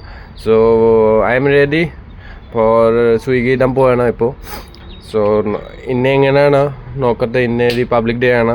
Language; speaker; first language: Malayalam; non-native, fluent; Assamese